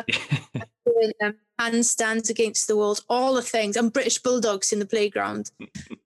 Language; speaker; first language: English; native; English